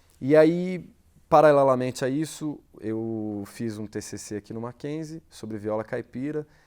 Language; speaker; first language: Portuguese; native; Portuguese